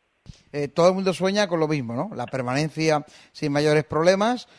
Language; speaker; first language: Spanish; native; Spanish